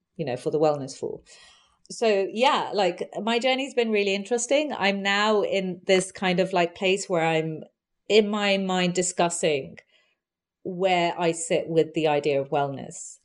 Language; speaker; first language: English; native; English